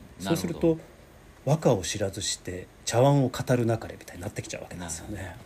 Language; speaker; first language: Japanese; native; Japanese